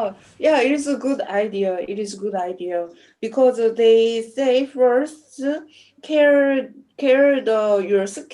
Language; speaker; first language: English; non-native, learner; Korean